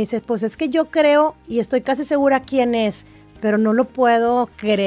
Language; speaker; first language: Spanish; native; Spanish